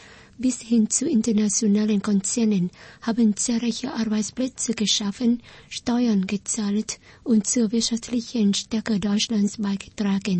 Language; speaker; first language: German; non-native, fluent; Vietnamese